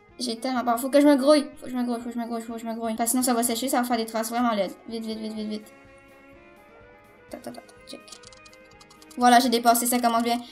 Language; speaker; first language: French; native; French